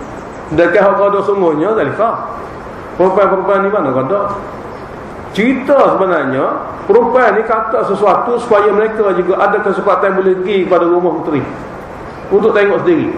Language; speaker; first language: Malay; native; Malay